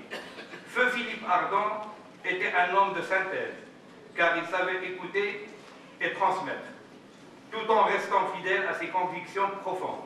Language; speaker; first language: French; non-native, local second language; Arabic